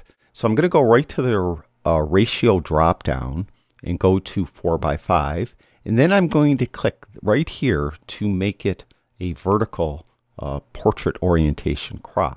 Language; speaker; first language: English; native; English